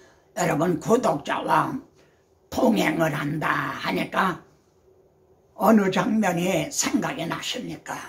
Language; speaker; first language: Korean; native; Korean